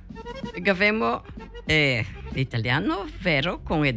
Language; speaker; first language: Italian; early bilingual, heritage; Portuguese